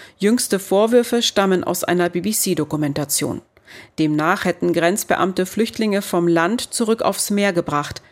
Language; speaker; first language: German; native; German